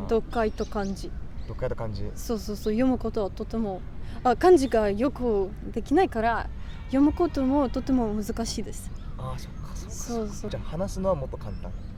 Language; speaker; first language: Japanese; non-native, learner; Russian